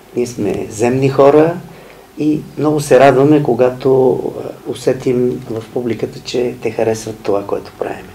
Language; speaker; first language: Bulgarian; native; Bulgarian